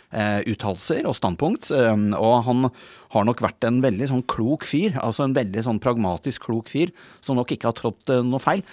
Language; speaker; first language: Norwegian; native; Norwegian